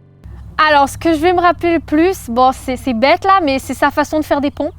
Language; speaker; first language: French; native; French